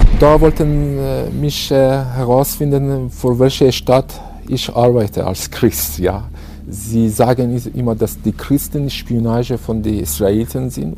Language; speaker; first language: German; non-native, fluent; Persian